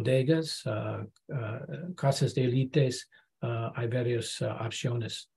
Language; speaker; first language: Spanish; non-native, learner; English